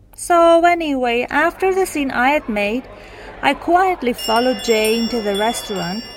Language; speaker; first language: English; non-native, fluent; Persian